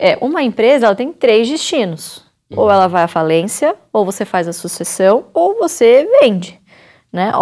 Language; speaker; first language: Portuguese; native; Portuguese